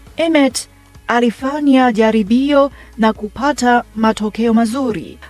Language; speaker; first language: Swahili; non-native, fluent; Chinese